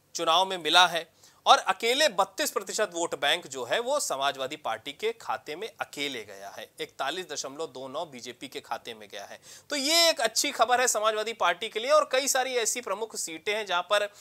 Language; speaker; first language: Hindi; native; Hindi